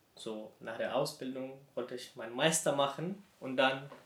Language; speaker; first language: German; non-native, learner; Arabic